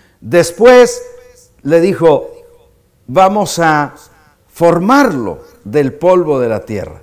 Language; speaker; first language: Spanish; native; Spanish